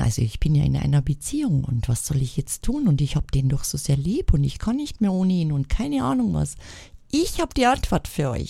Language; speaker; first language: German; native; German